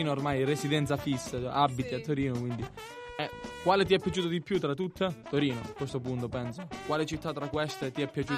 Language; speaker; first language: Italian; native; Italian